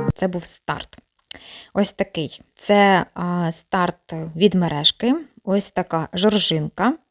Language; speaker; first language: Ukrainian; non-native, local second language; Russian